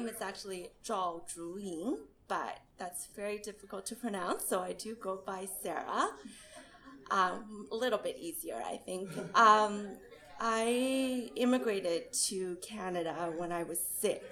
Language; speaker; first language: English; native; English